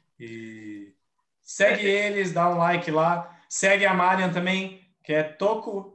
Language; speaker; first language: Portuguese; native; Portuguese